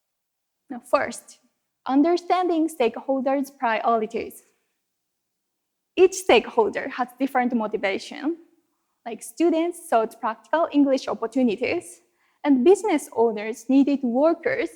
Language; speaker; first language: English; non-native, fluent; Japanese